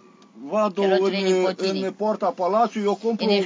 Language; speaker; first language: Italian; non-native, learner; Romanian